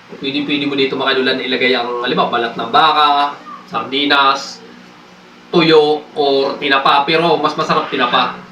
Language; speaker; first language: Filipino; non-native, local second language; Bikol